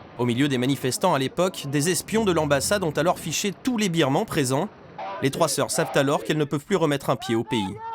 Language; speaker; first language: French; native; French